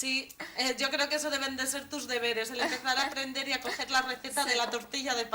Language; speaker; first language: Spanish; native; Spanish